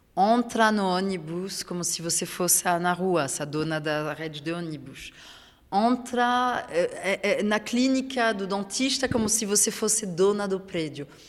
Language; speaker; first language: Portuguese; non-native, fluent; French